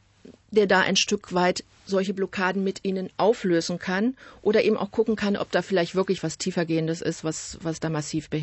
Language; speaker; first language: German; native; German